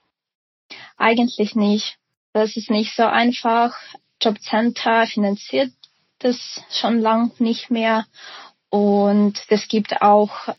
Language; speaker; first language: German; non-native, fluent; Ukrainian